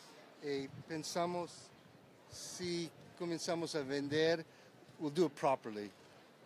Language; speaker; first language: Spanish; non-native, learner; English